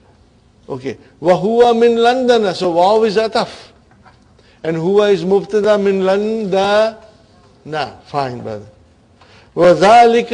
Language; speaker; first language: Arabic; non-native, fluent; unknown